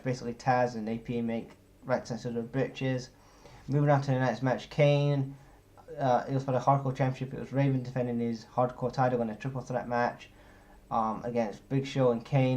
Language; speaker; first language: English; native; English